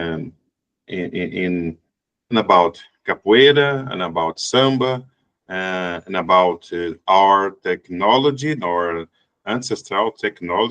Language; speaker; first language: English; non-native, learner; Portuguese